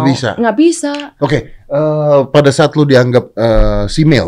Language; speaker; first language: Indonesian; native; Indonesian